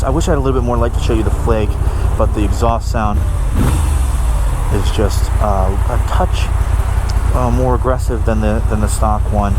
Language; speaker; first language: English; native; English